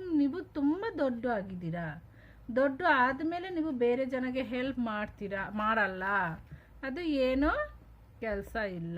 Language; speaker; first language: Kannada; non-native, local second language; Hindi